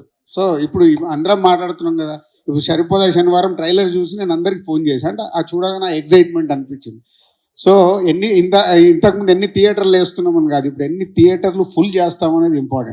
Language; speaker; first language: Telugu; native; Telugu